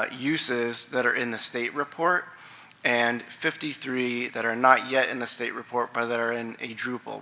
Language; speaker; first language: English; native; English